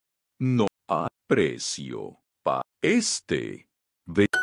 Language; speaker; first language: Spanish; non-native, learner; English